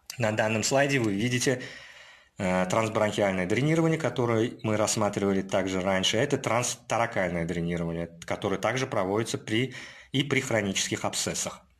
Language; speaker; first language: Russian; non-native, local second language; Uzbek